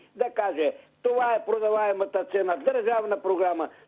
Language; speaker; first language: Bulgarian; native; Bulgarian